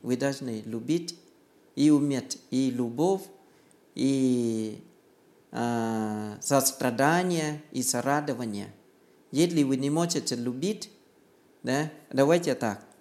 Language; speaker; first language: Russian; non-native, learner; Thai